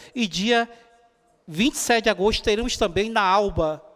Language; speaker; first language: Portuguese; native; Portuguese